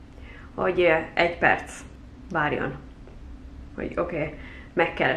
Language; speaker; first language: Hungarian; early bilingual, heritage; Hungarian